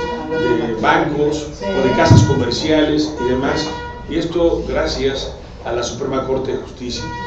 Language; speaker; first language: Spanish; native; Spanish